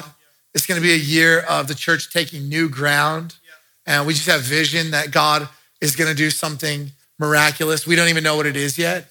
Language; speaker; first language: English; native; English